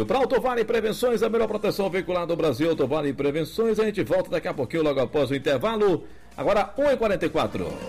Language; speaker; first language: Portuguese; native; Portuguese